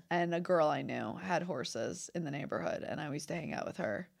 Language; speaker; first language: English; native; English